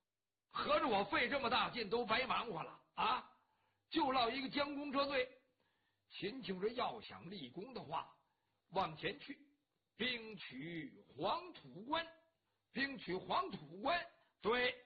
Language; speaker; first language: Chinese; native; Chinese